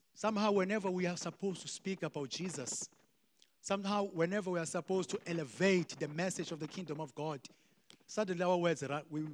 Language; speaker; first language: English; non-native, local second language; Xhosa